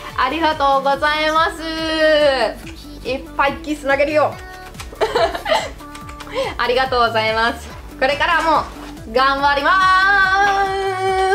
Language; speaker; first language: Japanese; non-native, fluent; Italian